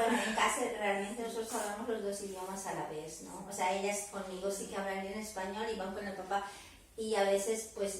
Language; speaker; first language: Spanish; native; Spanish